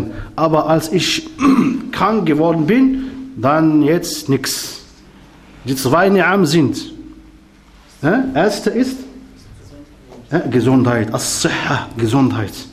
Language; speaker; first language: German; non-native, learner; Arabic